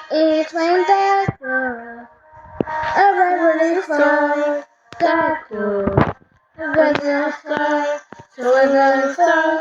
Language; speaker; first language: French; native; French